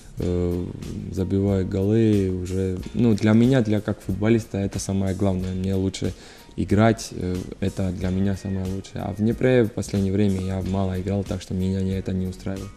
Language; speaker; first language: Russian; non-native, learner; Georgian